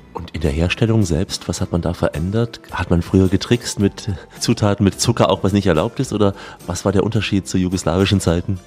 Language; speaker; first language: German; native; German